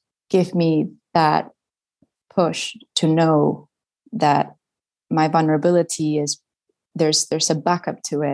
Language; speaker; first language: English; non-native, fluent; Spanish